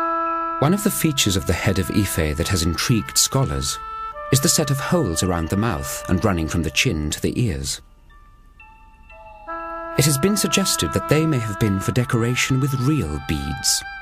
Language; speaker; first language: English; native; English